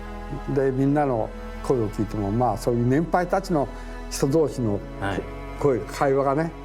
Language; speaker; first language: Japanese; native; Japanese